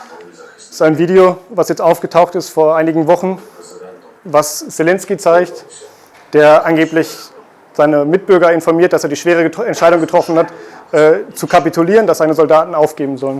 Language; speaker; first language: German; native; German